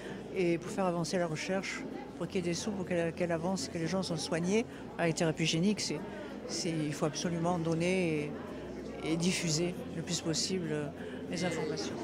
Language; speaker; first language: French; native; French